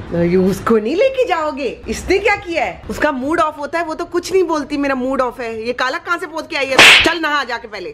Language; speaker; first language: Hindi; native; Hindi